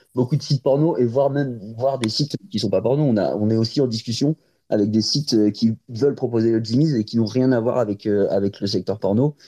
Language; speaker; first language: French; native; French